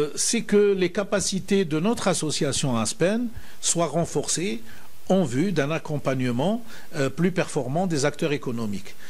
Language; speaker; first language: French; non-native, local second language; Arabic